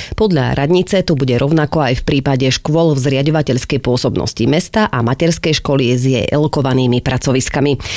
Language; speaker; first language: Slovak; native; Slovak